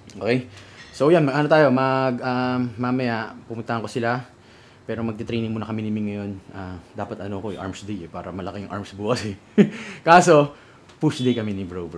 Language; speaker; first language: Filipino; native; Filipino